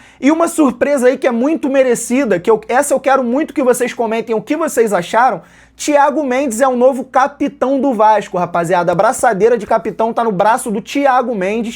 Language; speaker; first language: Portuguese; native; Portuguese